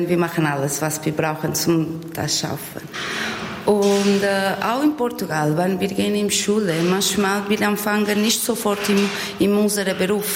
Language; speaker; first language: German; non-native, learner; Portuguese